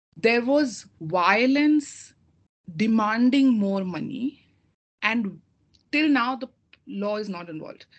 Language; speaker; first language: English; non-native, local second language; Hindi